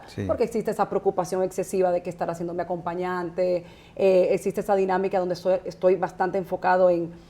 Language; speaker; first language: Spanish; native; Spanish